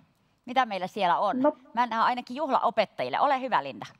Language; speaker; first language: Finnish; native; Finnish